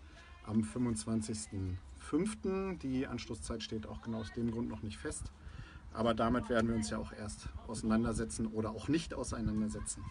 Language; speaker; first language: German; native; German